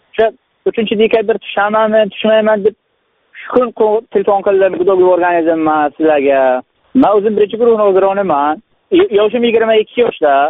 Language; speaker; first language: Uzbek; non-native, local second language; Tajik